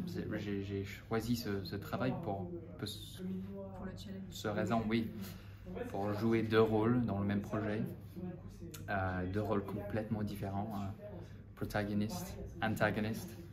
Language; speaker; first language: French; non-native, fluent; English